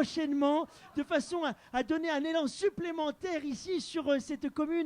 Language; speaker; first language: French; native; French